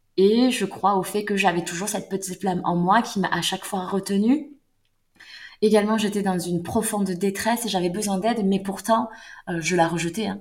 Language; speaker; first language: French; native; French